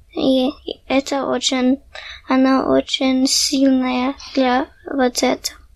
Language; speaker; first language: Russian; early bilingual, heritage; Russian